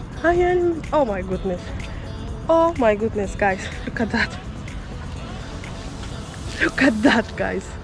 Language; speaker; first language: English; non-native, learner; Spanish